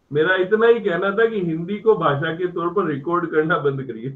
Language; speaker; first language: Hindi; native; Hindi